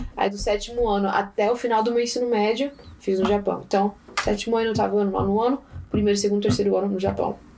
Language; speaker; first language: Portuguese; early bilingual, heritage; Portuguese